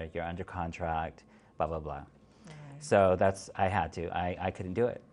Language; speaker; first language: English; native; English